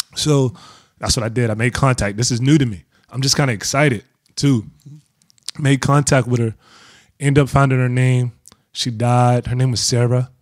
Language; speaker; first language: English; native; English